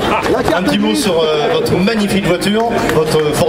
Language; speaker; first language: French; native; French